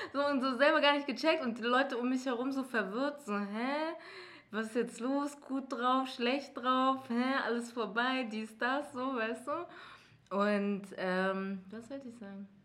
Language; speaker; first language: German; early bilingual, other home language; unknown